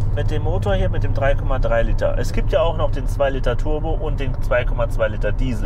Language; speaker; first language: German; native; German